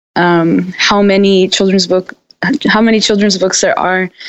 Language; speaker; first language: English; native; English